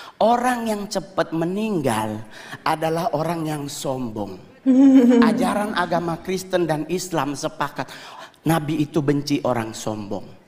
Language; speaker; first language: Indonesian; native; Indonesian